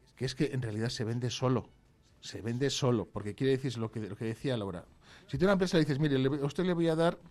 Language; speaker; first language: Spanish; native; Spanish